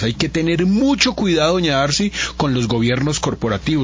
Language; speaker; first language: Spanish; native; Spanish